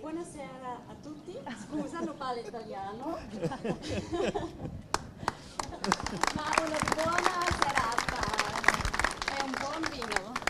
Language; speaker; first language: Italian; non-native, learner; German